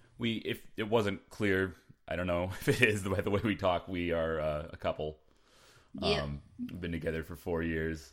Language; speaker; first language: English; native; English